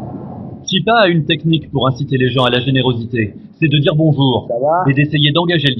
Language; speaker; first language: French; native; French